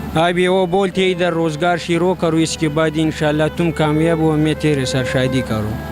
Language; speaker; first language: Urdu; non-native, local second language; Pashto